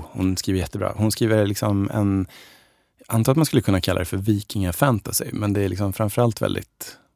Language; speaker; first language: Swedish; native; Swedish